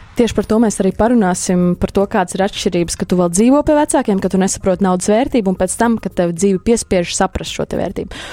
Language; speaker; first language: Latvian; native; Latvian